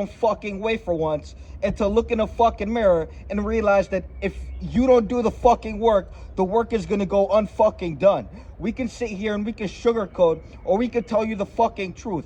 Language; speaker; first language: English; native; English